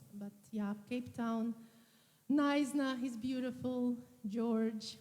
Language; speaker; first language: English; non-native, fluent; Latvian